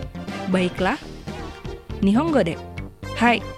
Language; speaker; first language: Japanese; non-native, fluent; Indonesian